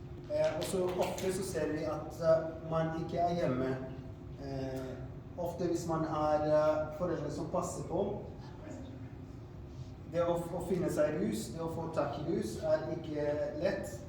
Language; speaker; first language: Norwegian; non-native, fluent; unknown